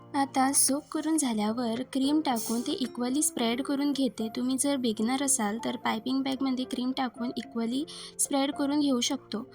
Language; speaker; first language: Marathi; non-native, local second language; Konkani